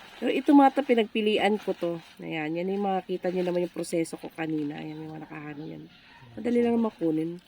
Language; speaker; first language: Filipino; native; Filipino